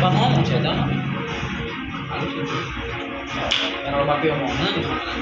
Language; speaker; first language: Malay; non-native, local second language; Sundanese